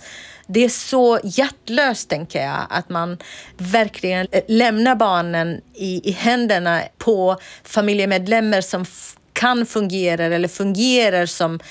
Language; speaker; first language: Swedish; non-native, fluent; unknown